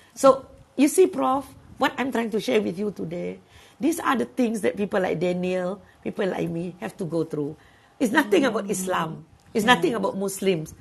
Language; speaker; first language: English; non-native, local second language; Malay